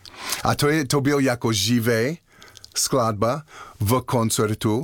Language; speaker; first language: Czech; non-native, learner; English